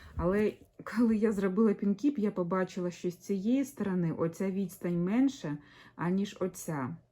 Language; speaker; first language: Ukrainian; non-native, local second language; Russian